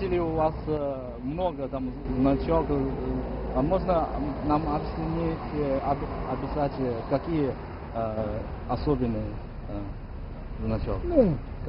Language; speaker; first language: Russian; non-native, fluent; Chinese